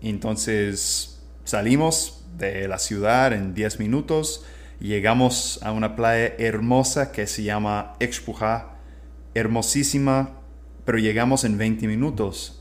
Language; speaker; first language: Spanish; non-native, fluent; English